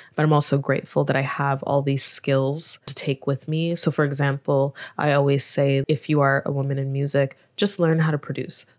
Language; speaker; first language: English; native; English